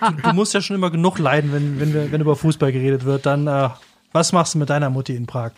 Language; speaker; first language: German; native; German